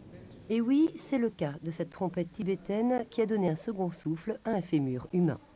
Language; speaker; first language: French; native; French